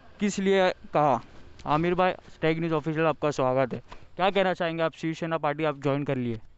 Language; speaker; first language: Hindi; native; Hindi